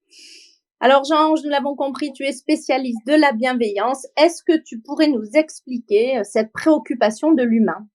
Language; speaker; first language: French; native; French